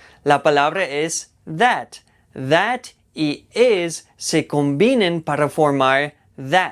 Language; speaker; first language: Spanish; non-native, fluent; English